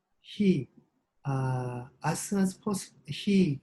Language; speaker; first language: English; non-native, learner; Japanese